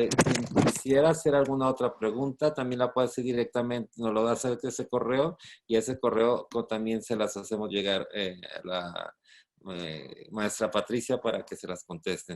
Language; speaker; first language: Spanish; native; Spanish